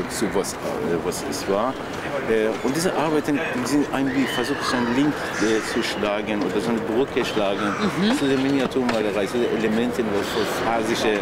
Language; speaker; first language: German; non-native, fluent; Persian